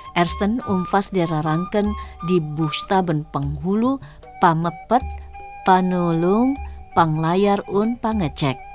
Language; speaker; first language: German; non-native, fluent; Indonesian